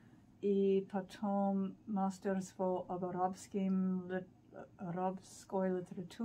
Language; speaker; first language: Russian; non-native, learner; English